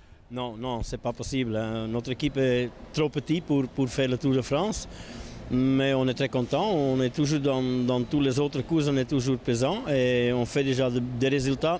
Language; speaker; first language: French; non-native, local second language; Dutch